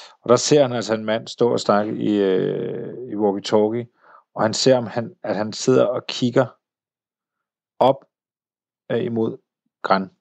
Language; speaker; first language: Danish; native; Danish